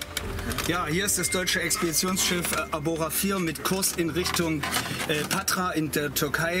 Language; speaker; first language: German; native; German